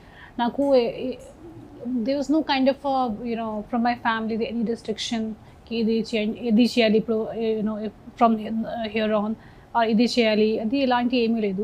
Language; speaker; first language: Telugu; non-native, fluent; Hindi